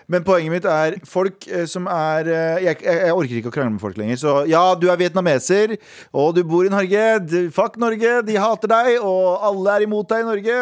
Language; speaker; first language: Norwegian; early bilingual, other home language; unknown